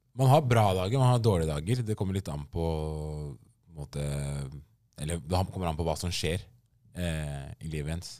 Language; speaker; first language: Norwegian; early bilingual, other home language; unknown